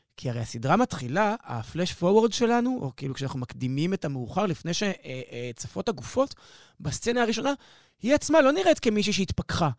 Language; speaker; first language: Hebrew; native; Hebrew